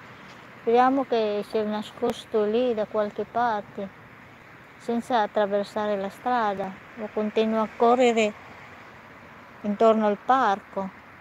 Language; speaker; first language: Italian; non-native, fluent; Filipino